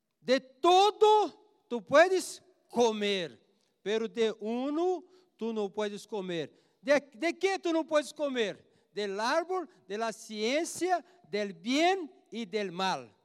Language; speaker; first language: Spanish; non-native, learner; Portuguese